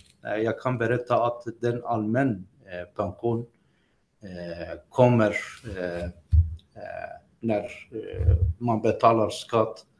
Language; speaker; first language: Swedish; non-native, fluent; Greek